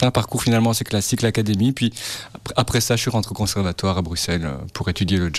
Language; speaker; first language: French; native; French